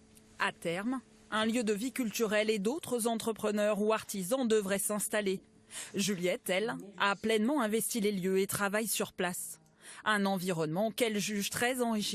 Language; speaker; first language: French; native; French